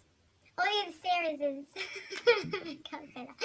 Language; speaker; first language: English; native; English